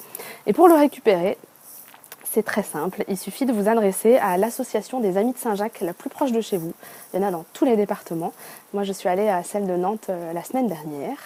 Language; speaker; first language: French; native; French